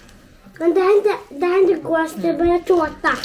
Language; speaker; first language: Swedish; early bilingual, other home language; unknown